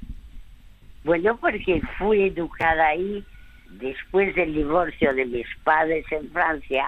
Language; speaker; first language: Spanish; early bilingual, other home language; French